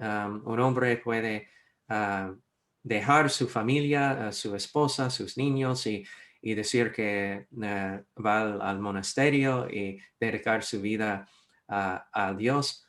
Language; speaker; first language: Spanish; non-native, fluent; English